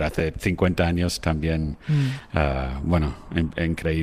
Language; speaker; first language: Spanish; non-native, fluent; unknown